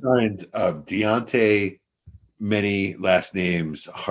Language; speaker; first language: English; native; English